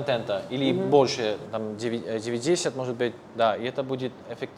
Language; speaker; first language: Russian; non-native, fluent; Polish